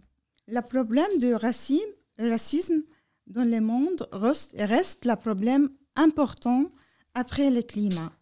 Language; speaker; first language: French; non-native, learner; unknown